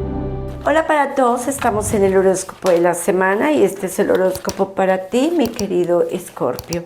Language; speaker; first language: Spanish; native; Spanish